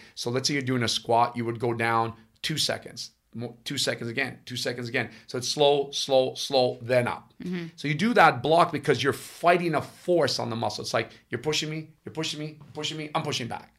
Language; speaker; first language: English; non-native, fluent; Italian